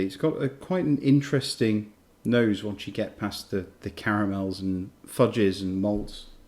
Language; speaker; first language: English; native; English